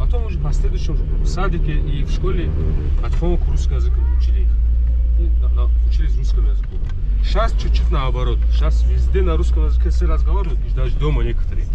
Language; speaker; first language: Russian; non-native, local second language; Avaric